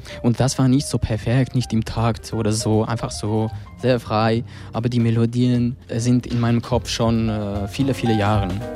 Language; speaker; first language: German; non-native, fluent; Armenian